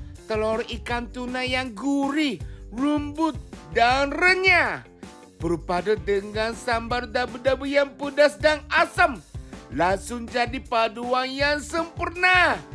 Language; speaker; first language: Indonesian; non-native, fluent; Japanese